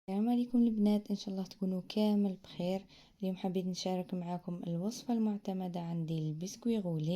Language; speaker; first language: Arabic; native; Arabic